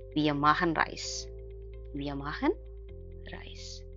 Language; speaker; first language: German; non-native, fluent; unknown